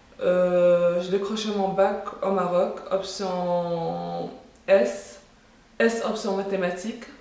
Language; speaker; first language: French; non-native, local second language; Arabic